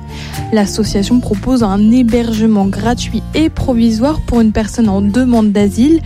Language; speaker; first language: French; native; French